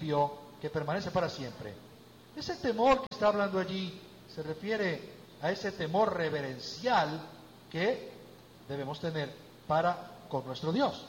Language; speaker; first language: Spanish; native; Spanish